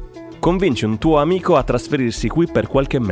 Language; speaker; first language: Italian; native; Italian